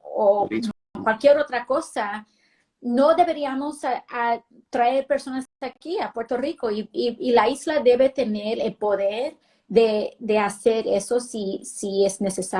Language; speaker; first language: Spanish; early bilingual, heritage; Spanish